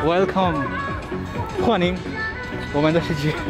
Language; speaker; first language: Chinese; non-native, learner; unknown